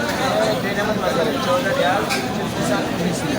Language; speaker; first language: Hindi; non-native, learner; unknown